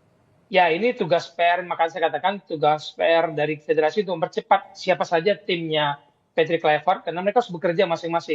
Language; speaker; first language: Indonesian; native; Indonesian